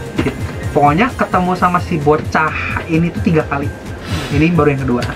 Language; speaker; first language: Indonesian; native; Indonesian